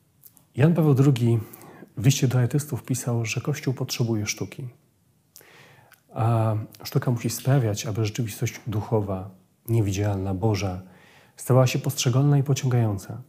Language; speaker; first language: Polish; native; Polish